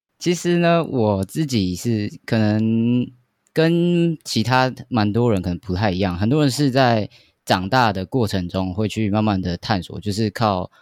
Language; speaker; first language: Chinese; native; Chinese